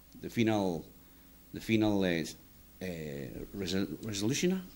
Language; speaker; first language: English; non-native, learner; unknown